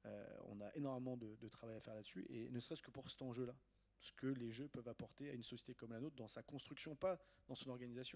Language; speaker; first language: French; native; French